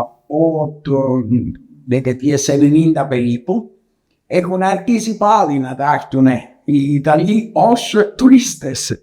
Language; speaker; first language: Greek; non-native, learner; Italian